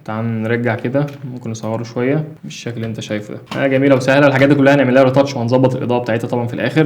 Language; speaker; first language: Arabic; native; Arabic